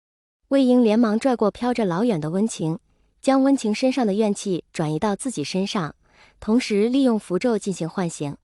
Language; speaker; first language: Chinese; native; Chinese